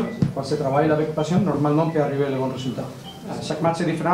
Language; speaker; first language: French; non-native, learner; Spanish